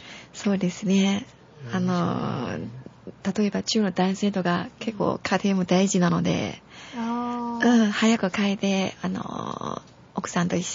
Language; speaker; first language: Japanese; non-native, fluent; Chinese